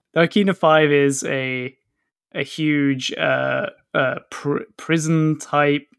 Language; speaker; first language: English; native; English